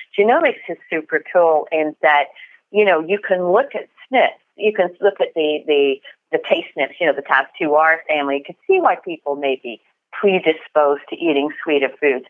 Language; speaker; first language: English; native; English